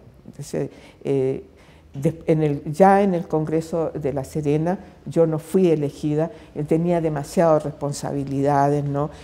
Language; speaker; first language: Spanish; native; Spanish